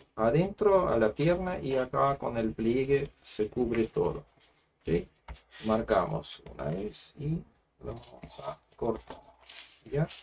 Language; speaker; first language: Spanish; non-native, fluent; Russian